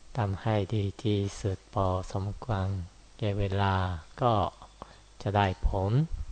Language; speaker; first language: Thai; non-native, fluent; Japanese